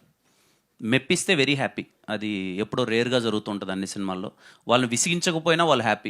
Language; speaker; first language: Telugu; native; Telugu